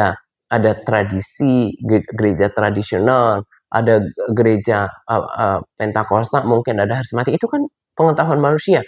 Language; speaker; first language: Indonesian; native; Indonesian